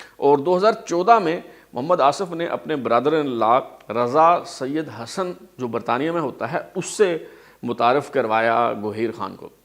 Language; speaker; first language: Urdu; native; Urdu